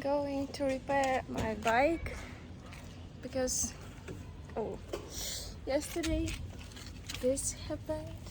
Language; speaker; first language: English; non-native, learner; Russian